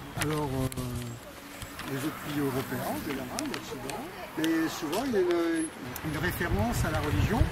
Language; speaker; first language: French; native; French